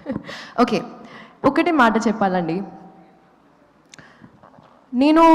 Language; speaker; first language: Telugu; non-native, local second language; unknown